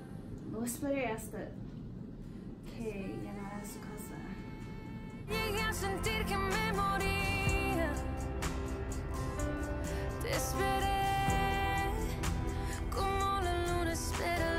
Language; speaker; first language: Spanish; non-native, learner; English